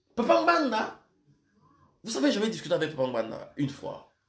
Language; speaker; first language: French; non-native, local second language; Lingala